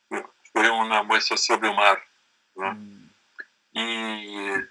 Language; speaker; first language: Spanish; non-native, learner; Portuguese